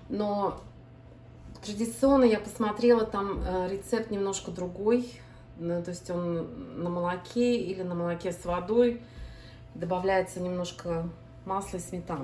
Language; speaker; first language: Russian; native; Russian